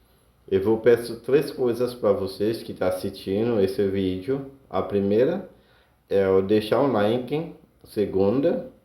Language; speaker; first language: Portuguese; non-native, learner; Haitian Creole